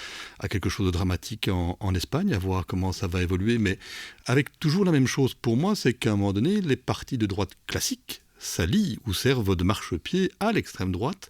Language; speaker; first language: French; native; French